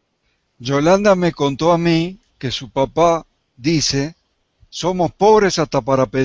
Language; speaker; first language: Spanish; native; Spanish